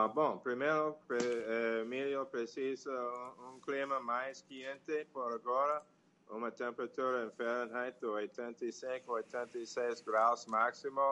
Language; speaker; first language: Portuguese; non-native, fluent; English